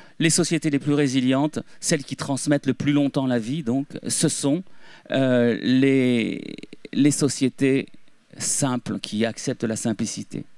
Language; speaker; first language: French; native; French